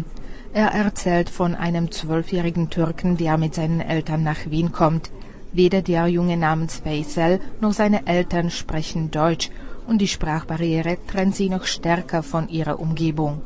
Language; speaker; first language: German; non-native, fluent; Czech